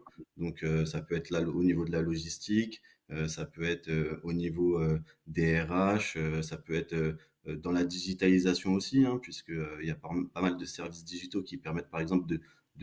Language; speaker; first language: French; native; French